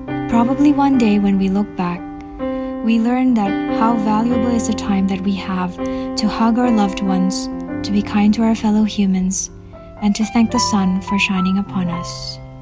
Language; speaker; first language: English; non-native, fluent; Indonesian